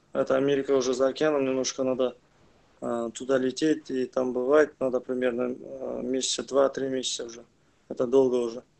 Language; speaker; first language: Russian; non-native, local second language; Kazakh